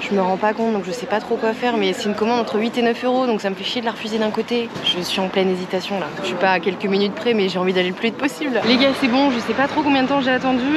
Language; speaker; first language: French; native; French